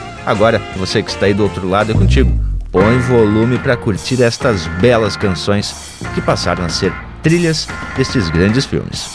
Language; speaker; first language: Portuguese; native; Portuguese